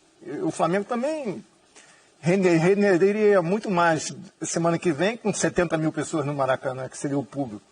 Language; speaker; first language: Portuguese; native; Portuguese